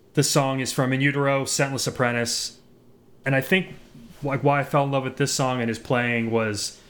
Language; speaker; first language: English; native; English